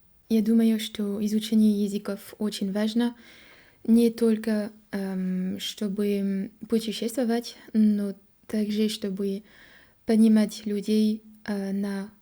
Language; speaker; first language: Russian; non-native, learner; French